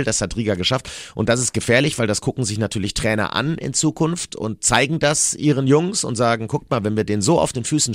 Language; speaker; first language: German; native; German